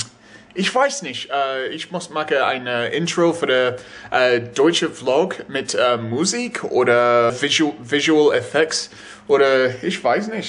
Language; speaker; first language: German; non-native, learner; English